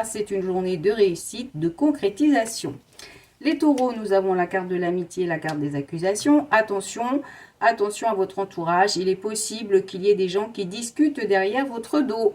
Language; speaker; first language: French; native; French